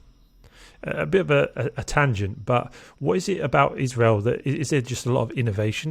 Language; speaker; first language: English; native; English